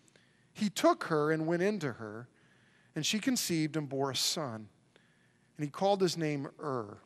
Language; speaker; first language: English; native; English